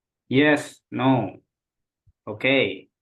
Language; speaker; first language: English; non-native, local second language; Indonesian